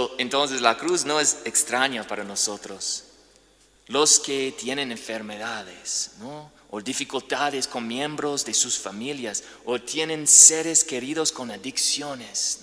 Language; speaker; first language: Spanish; non-native, fluent; English